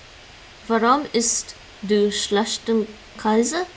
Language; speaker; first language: Dutch; non-native, learner; English